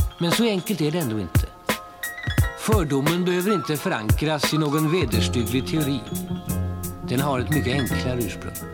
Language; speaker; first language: Swedish; native; Swedish